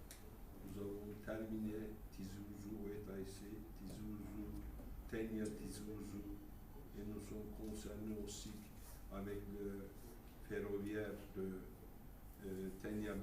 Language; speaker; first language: French; non-native, fluent; Turkish